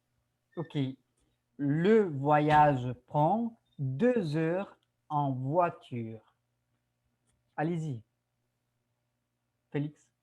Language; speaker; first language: French; non-native, fluent; Spanish